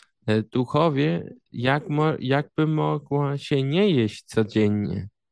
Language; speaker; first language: Polish; early bilingual, heritage; Polish